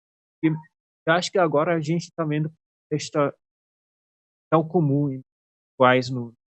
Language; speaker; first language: Portuguese; non-native, fluent; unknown